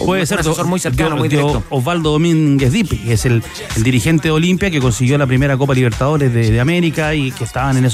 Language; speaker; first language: Spanish; native; Spanish